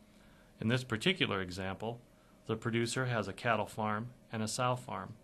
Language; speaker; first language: English; native; English